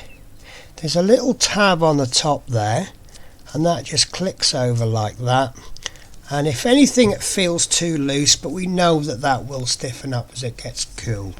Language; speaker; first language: English; native; English